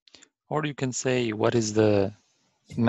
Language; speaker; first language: English; non-native, learner; Arabic